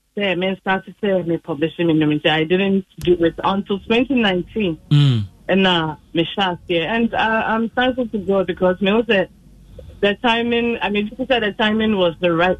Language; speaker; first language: English; non-native, local second language; Akan